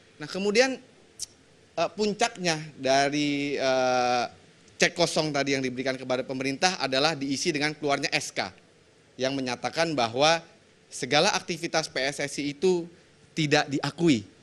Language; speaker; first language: Indonesian; native; Indonesian